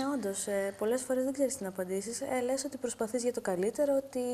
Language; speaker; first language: Greek; native; Greek